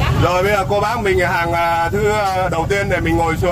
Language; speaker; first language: Vietnamese; native; Vietnamese